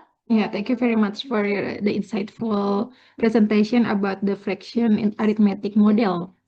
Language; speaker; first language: English; non-native, learner; Indonesian